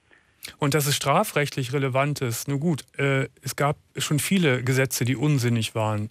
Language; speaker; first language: German; native; German